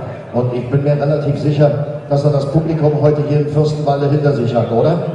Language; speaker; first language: German; native; German